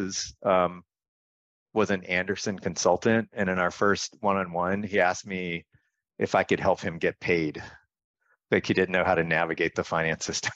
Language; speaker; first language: English; native; English